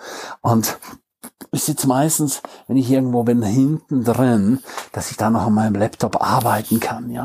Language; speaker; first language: German; native; German